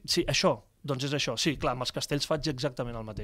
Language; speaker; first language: Catalan; native; Catalan